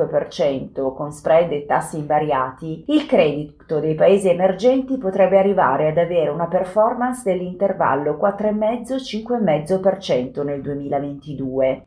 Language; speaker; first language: Italian; native; Italian